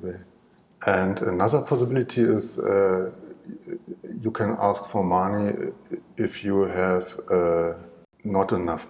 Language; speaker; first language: English; non-native, learner; German